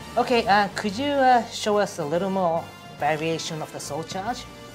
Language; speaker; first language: English; non-native, fluent; Japanese